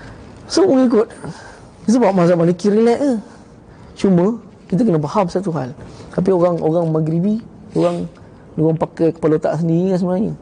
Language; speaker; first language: Malay; native; Malay